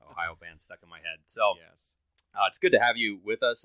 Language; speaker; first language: English; native; English